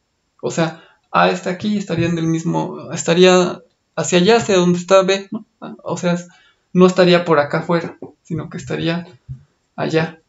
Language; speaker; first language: Spanish; native; Spanish